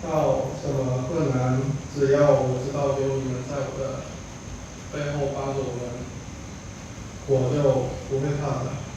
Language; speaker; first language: Chinese; non-native, learner; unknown